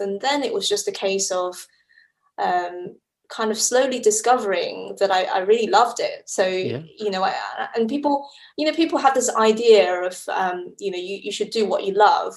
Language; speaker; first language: English; early bilingual, other home language; Chinese